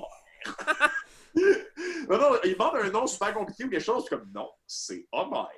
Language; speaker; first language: French; native; French